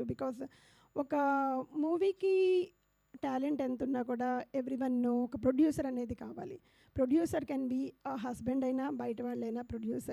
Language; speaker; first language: Telugu; native; Telugu